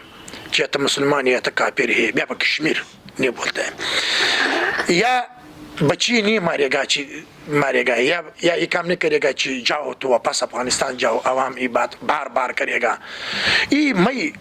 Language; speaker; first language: Hindi; non-native, learner; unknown